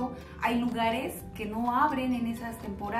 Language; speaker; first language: Spanish; native; Spanish